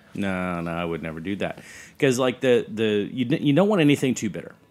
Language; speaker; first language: English; native; English